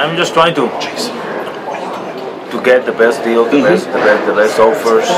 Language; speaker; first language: English; non-native, fluent; Spanish